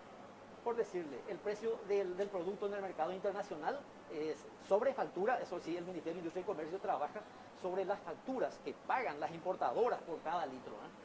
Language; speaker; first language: Spanish; native; Spanish